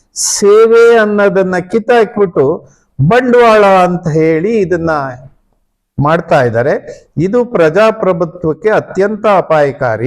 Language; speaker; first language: Kannada; native; Kannada